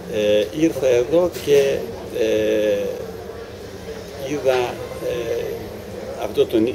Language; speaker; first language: Greek; non-native, learner; Ukrainian